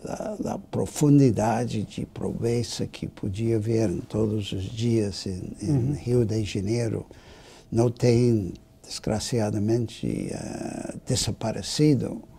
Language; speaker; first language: Portuguese; non-native, fluent; English